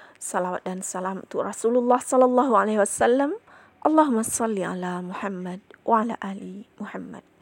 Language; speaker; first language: Indonesian; non-native, local second language; Minangkabau